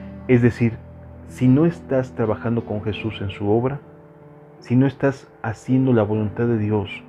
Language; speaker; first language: Spanish; native; Spanish